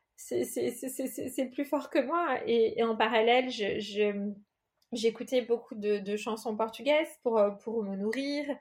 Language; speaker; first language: French; early bilingual, other home language; Portuguese